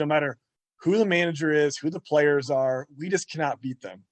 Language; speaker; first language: English; native; English